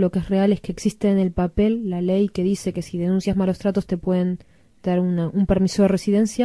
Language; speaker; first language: Spanish; native; Spanish